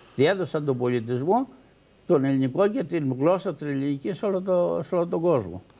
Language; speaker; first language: Greek; native; Greek